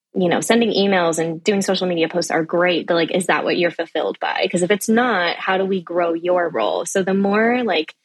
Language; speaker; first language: English; native; English